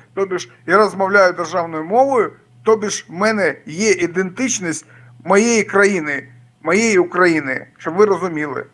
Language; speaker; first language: Ukrainian; non-native, local second language; Russian